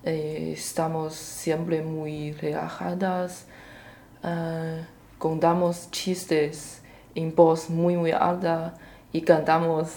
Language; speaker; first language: Spanish; non-native, learner; Chinese